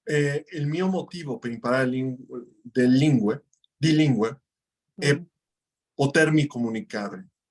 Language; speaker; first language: Italian; non-native, fluent; Spanish